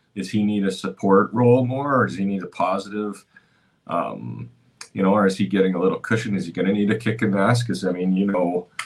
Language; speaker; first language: English; native; English